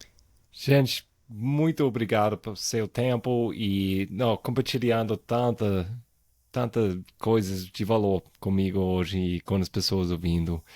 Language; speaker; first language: Portuguese; non-native, fluent; English